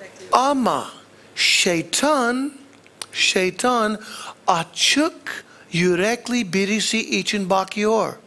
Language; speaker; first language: Turkish; non-native, fluent; English